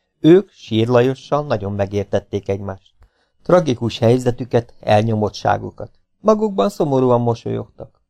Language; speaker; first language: Hungarian; native; Hungarian